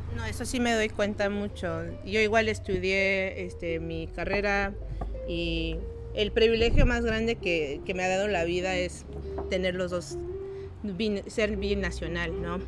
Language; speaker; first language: Spanish; early bilingual, heritage; Spanish